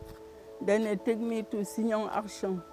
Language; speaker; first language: English; non-native, learner; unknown